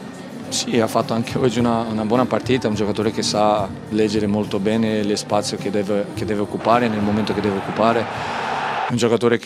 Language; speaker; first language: Italian; non-native, fluent; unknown